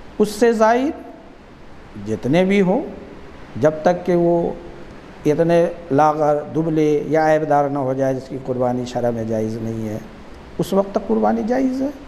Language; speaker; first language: Urdu; native; Urdu